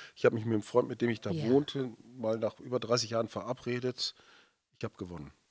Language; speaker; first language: German; native; German